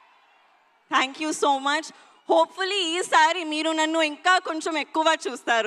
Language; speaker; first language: Telugu; non-native, learner; Hindi